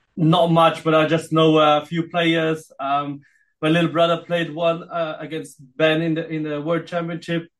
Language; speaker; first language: English; non-native, fluent; Filipino